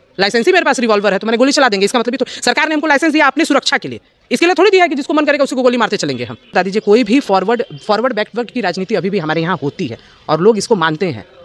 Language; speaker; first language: Hindi; native; Hindi